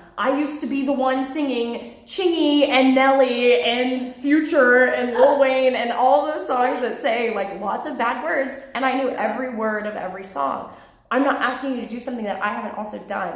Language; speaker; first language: English; native; English